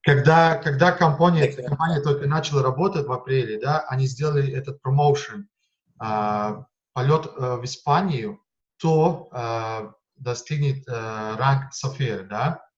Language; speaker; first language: Russian; non-native, fluent; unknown